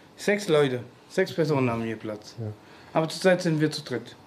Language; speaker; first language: German; early bilingual, other home language; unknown